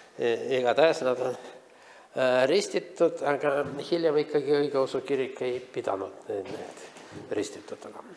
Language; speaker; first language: Estonian; non-native, local second language; Russian